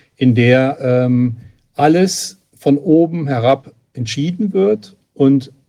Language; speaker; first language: German; native; German